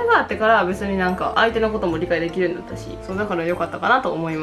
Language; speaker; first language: Japanese; native; Japanese